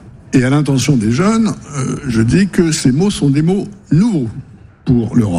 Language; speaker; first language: French; native; French